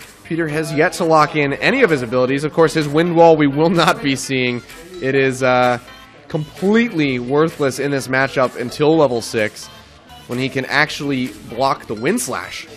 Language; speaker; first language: English; native; English